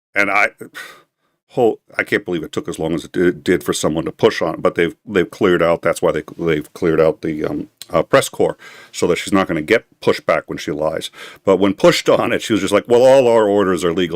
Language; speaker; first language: English; native; English